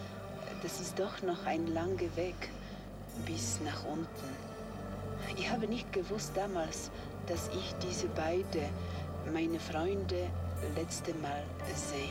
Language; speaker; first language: German; non-native, fluent; Polish